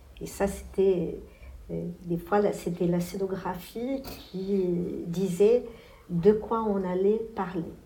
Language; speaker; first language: French; non-native, fluent; Portuguese